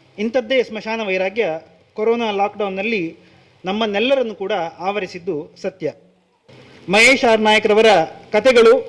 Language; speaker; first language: Kannada; non-native, local second language; Konkani